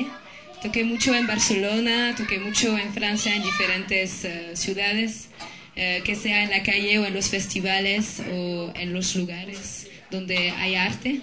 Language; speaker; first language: Spanish; non-native, learner; French